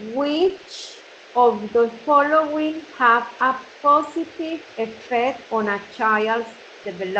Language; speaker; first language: English; non-native, fluent; Spanish